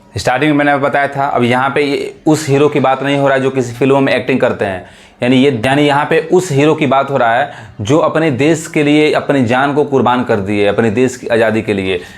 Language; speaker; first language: Hindi; native; Hindi